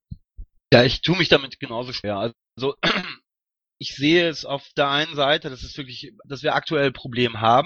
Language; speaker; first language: German; native; German